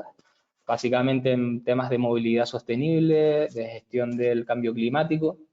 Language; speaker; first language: Spanish; native; Spanish